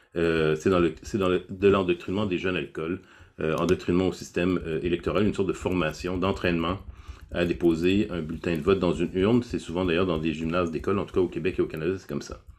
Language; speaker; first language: French; native; French